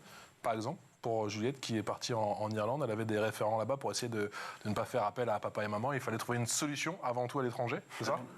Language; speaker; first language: French; native; French